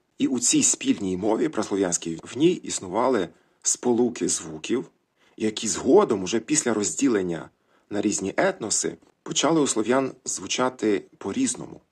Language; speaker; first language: Ukrainian; native; Ukrainian